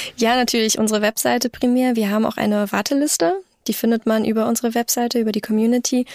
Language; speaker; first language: German; native; German